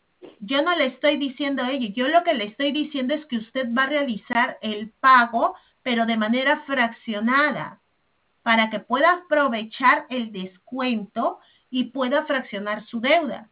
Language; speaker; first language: Spanish; native; Spanish